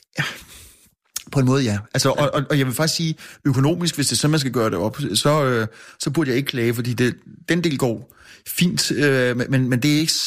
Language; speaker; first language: Danish; native; Danish